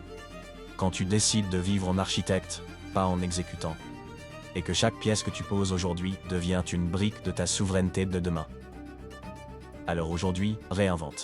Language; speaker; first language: French; native; French